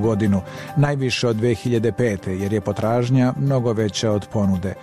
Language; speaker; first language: Croatian; native; Croatian